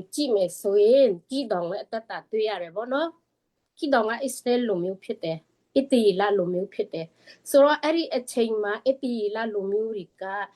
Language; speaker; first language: Burmese; non-native, local second language; Tedim Chin